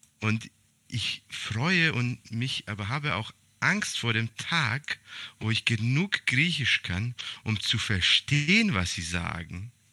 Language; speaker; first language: German; early bilingual, other home language; Serbian